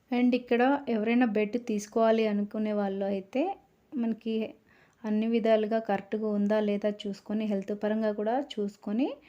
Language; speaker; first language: Telugu; native; Telugu